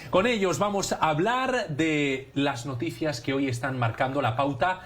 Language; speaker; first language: Spanish; native; Spanish